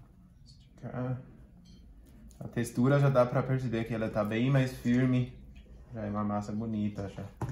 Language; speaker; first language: Portuguese; non-native, fluent; German